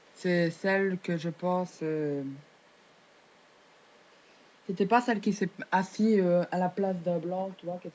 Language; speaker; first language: French; native; French